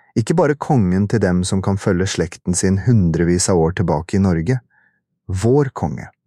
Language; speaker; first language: Norwegian; early bilingual, other home language; Urdu